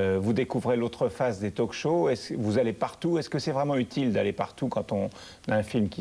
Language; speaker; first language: French; native; French